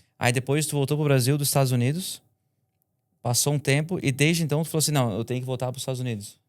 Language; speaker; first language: Portuguese; native; Portuguese